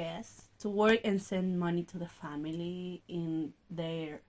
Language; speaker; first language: English; non-native, learner; Spanish